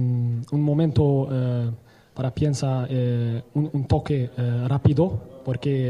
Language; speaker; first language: Spanish; non-native, learner; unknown